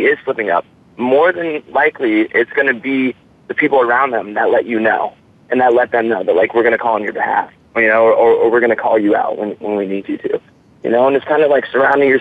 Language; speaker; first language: English; native; English